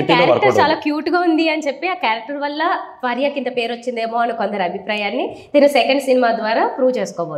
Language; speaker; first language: Telugu; native; Telugu